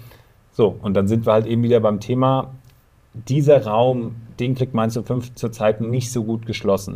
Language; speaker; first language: German; native; German